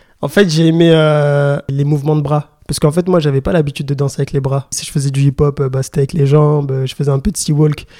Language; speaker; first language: French; early bilingual, other home language; Lingala